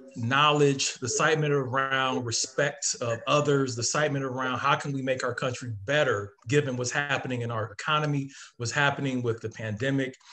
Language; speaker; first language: English; native; English